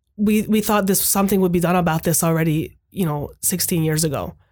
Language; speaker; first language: English; non-native, fluent; Hungarian